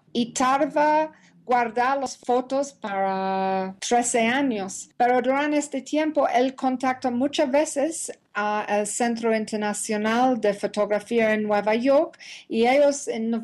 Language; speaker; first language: Spanish; non-native, learner; English